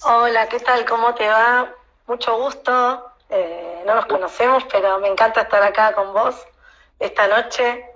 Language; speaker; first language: Spanish; native; Spanish